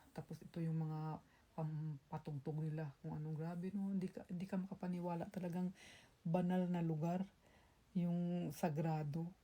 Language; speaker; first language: Filipino; non-native, local second language; Cebuano